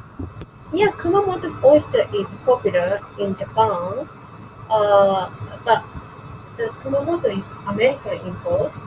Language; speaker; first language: English; non-native, learner; Japanese